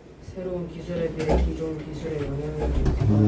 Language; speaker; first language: Korean; native; Korean